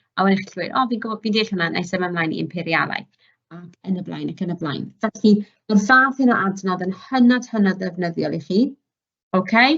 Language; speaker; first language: Welsh; native; Welsh